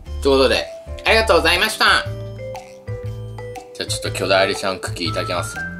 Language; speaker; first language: Japanese; native; Japanese